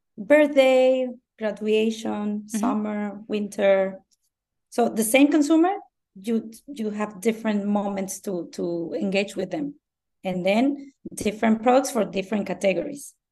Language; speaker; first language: English; non-native, fluent; Spanish